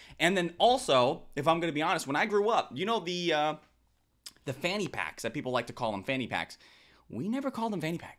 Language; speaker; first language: English; native; English